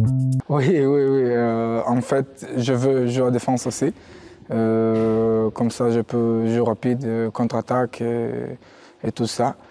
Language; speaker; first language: French; non-native, learner; Hebrew